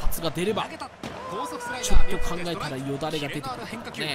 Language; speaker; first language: Japanese; native; Japanese